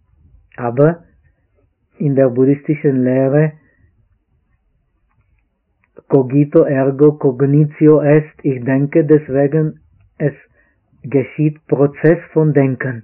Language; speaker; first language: German; non-native, fluent; Czech